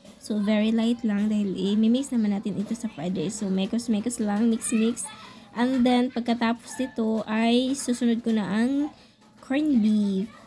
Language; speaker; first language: Filipino; non-native, local second language; Cebuano